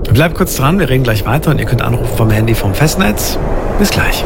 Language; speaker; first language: German; native; German